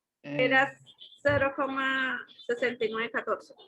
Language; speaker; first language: Spanish; native; Spanish